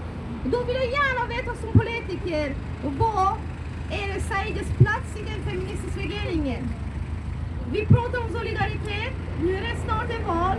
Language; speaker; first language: Swedish; non-native, fluent; Persian